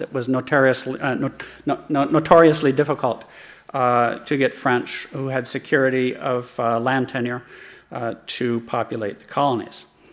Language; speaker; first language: English; native; English